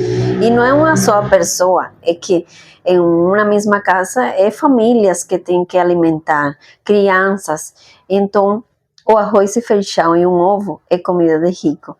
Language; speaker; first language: Portuguese; non-native, fluent; Spanish